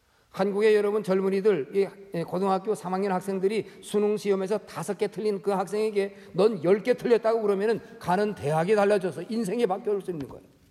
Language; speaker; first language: Korean; native; Korean